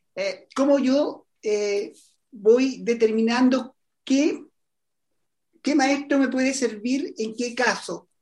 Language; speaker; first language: Spanish; native; Spanish